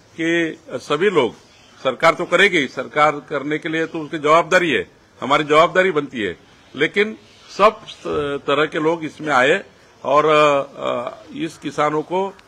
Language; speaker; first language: Hindi; non-native, local second language; Marathi